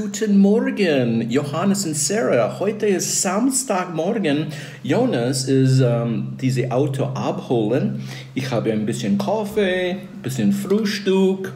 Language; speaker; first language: German; non-native, learner; English